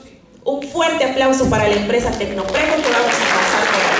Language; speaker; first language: Spanish; native; Spanish